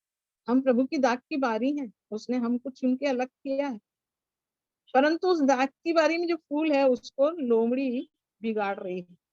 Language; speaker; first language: Hindi; native; Hindi